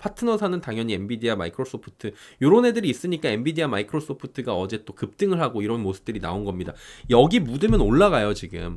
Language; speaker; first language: Korean; native; Korean